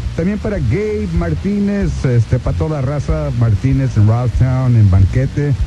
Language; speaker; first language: English; early bilingual, other home language; Spanish